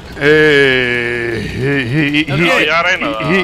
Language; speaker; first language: Icelandic; native; Icelandic